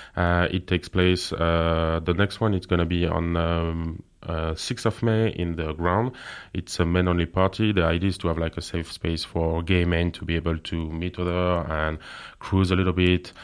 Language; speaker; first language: English; non-native, fluent; French